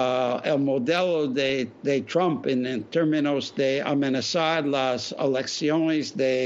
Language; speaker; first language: Spanish; non-native, fluent; English